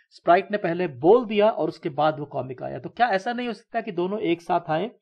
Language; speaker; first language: Hindi; native; Hindi